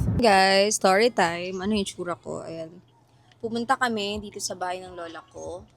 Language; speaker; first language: Filipino; non-native, local second language; Cebuano